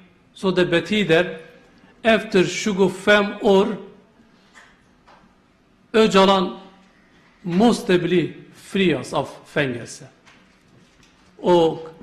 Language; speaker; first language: Swedish; non-native, learner; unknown